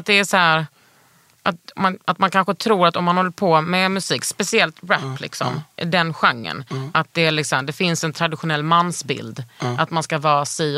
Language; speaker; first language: Swedish; native; Swedish